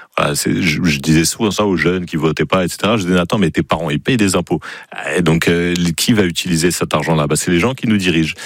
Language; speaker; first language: French; native; French